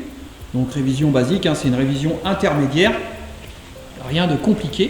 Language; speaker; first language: French; native; French